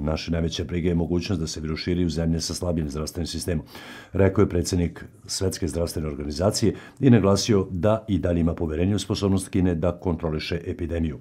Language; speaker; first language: Serbian; native; Serbian